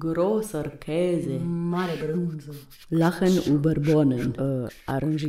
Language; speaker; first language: German; non-native, fluent; Romanian